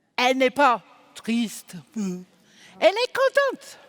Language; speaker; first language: French; non-native, fluent; English